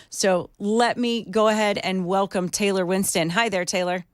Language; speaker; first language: English; native; English